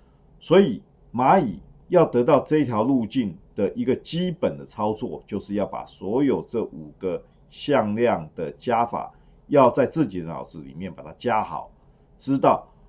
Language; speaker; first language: Chinese; native; Chinese